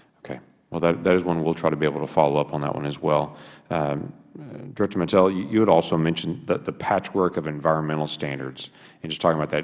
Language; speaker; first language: English; native; English